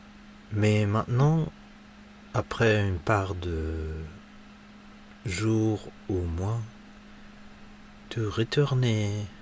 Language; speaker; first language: French; non-native, learner; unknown